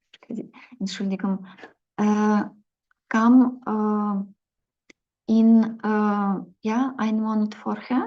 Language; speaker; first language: German; non-native, fluent; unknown